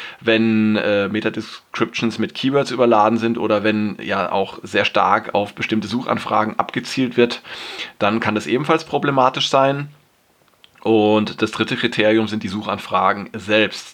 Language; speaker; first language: German; native; German